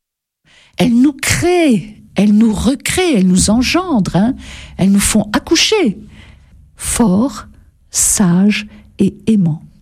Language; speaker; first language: French; native; French